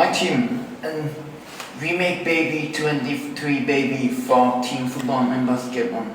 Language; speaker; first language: English; non-native, learner; Thai